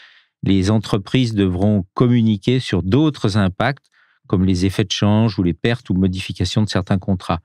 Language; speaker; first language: French; native; French